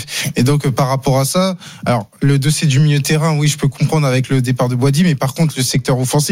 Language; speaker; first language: French; native; French